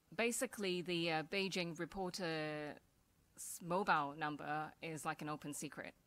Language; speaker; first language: English; non-native, local second language; Cantonese